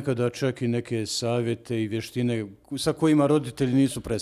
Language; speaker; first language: Serbian; native; Serbian